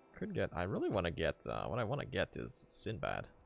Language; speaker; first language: English; native; English